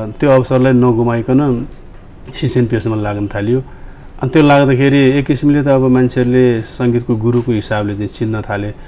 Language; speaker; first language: Nepali; non-native, local second language; Newari